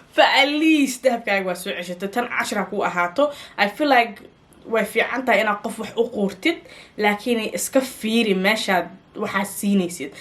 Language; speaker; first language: Somali; early bilingual, heritage; Somali